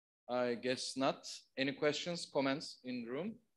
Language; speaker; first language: English; non-native, fluent; Turkish